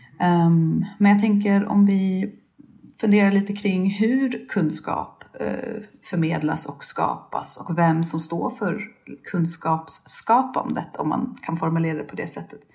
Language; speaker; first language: Swedish; native; Swedish